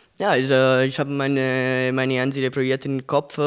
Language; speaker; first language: German; non-native, learner; Italian